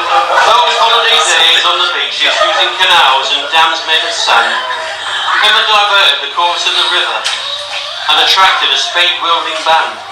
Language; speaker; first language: English; native; English